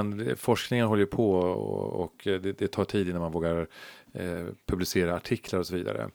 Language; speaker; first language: Swedish; native; Swedish